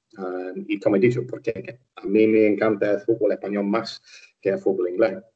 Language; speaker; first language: Spanish; non-native, fluent; English